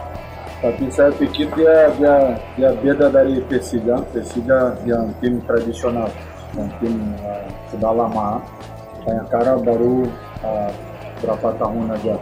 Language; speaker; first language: Indonesian; non-native, fluent; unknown